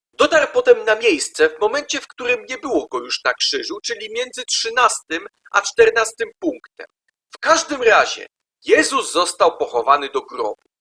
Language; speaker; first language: Polish; native; Polish